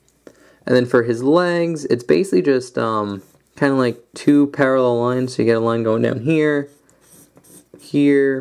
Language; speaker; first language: English; native; English